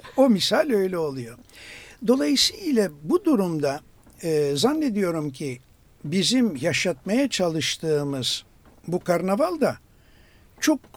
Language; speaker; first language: Turkish; non-native, local second language; Greek